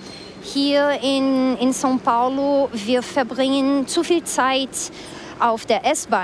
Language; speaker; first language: German; early bilingual, other home language; Portuguese